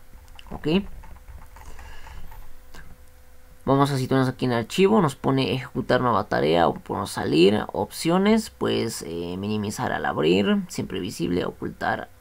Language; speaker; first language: Spanish; native; Spanish